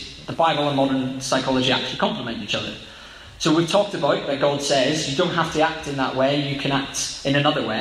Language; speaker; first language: English; native; English